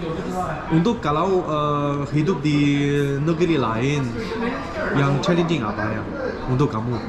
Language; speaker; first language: Indonesian; non-native, learner; Chinese